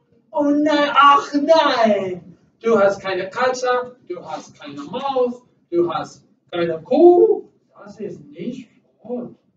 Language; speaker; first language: German; non-native, learner; English